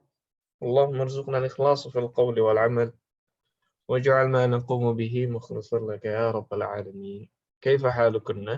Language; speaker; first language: Arabic; non-native, fluent; Indonesian